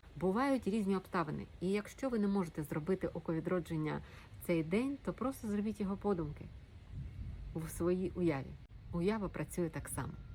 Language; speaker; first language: Ukrainian; native; Ukrainian